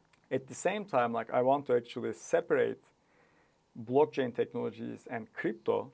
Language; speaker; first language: English; non-native, fluent; Turkish